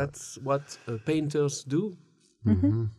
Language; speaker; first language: English; non-native, learner; French